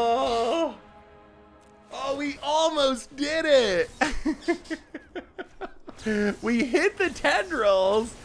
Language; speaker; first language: English; native; English